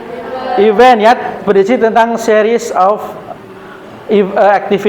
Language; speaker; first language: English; non-native, learner; Indonesian